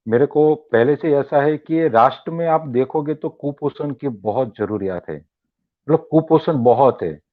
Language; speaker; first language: Hindi; non-native, local second language; Gujarati